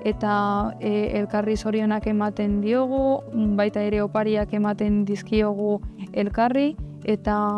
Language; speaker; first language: Basque; early bilingual, other home language; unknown